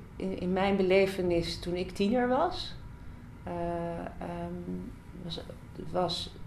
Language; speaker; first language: Dutch; native; Dutch